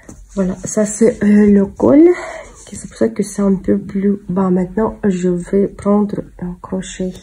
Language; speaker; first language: French; non-native, fluent; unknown